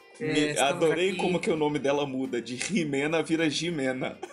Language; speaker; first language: Portuguese; non-native, fluent; Spanish